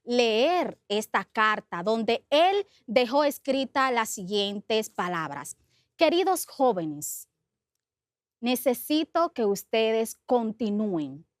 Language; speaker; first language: Spanish; native; Spanish